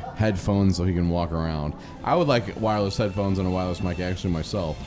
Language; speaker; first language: English; native; English